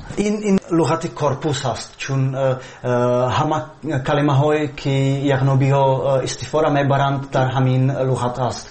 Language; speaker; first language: Persian; non-native, fluent; Czech